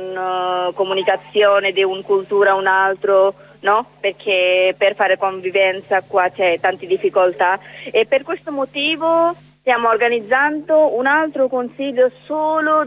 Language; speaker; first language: Italian; non-native, learner; Bangla